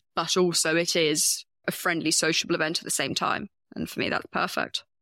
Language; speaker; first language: English; native; English